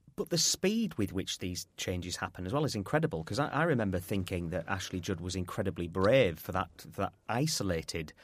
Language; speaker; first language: English; native; English